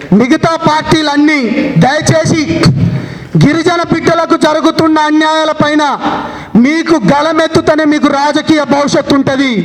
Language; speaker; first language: Telugu; non-native, local second language; Lambadi